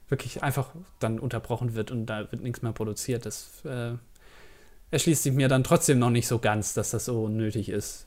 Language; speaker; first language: German; native; German